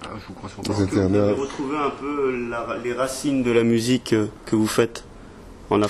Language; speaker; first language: French; native; French